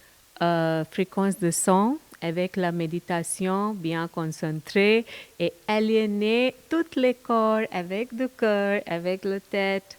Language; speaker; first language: French; non-native, learner; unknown